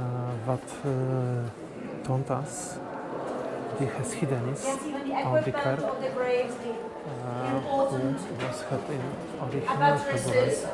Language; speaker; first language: Dutch; non-native, learner; Polish